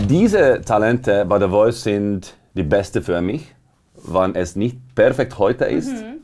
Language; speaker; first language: German; non-native, learner; Finnish